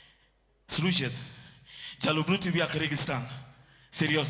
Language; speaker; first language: Russian; non-native, learner; Spanish